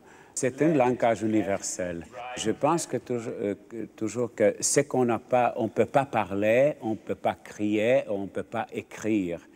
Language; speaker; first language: French; non-native, fluent; Finnish